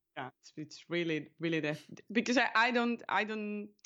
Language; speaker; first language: English; non-native, fluent; Spanish